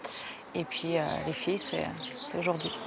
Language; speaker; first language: French; non-native, fluent; Ukrainian